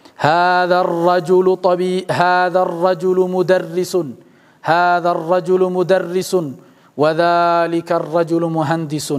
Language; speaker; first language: Arabic; non-native, fluent; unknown